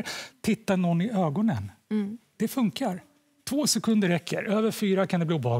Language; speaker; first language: Swedish; native; Swedish